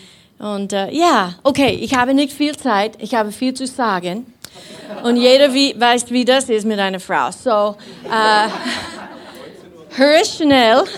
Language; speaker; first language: German; non-native, fluent; English